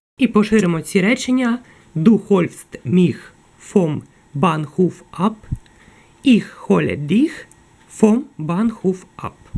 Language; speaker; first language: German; non-native, fluent; Ukrainian